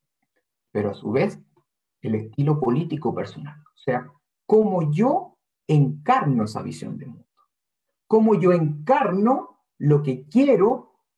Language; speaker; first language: Spanish; native; Spanish